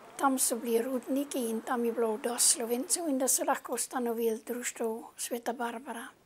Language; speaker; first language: Slovenian; early bilingual, heritage; Slovenian